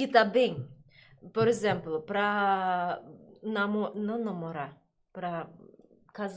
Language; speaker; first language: Portuguese; non-native, learner; Russian